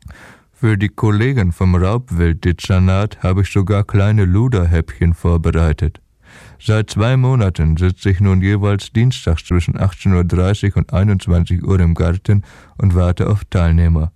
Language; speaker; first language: German; native; German